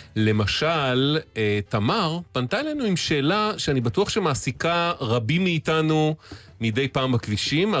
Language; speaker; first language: Hebrew; native; Hebrew